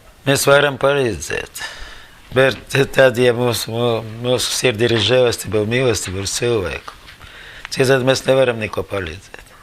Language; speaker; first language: Latvian; non-native, learner; Russian